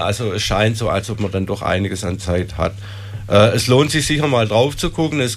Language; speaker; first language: German; native; German